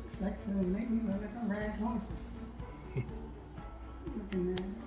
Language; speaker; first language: English; native; English